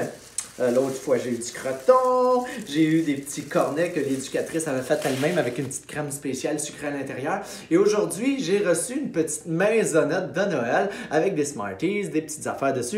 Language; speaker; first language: French; native; French